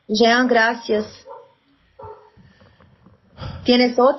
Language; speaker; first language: Spanish; non-native, learner; Portuguese